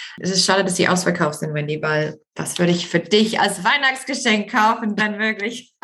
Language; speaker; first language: German; non-native, fluent; English